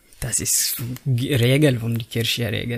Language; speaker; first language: German; non-native, learner; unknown